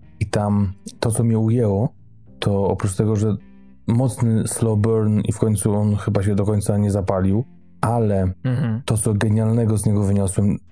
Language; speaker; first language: Polish; native; Polish